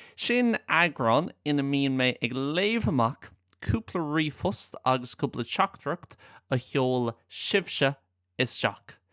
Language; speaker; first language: Irish; non-native, local second language; English